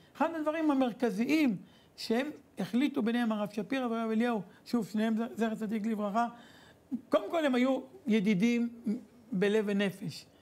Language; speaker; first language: Hebrew; native; Hebrew